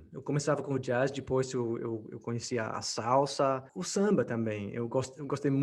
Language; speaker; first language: Portuguese; non-native, fluent; English